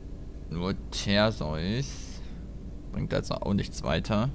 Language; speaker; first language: German; native; German